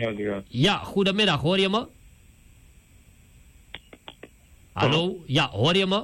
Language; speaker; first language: Dutch; native; Dutch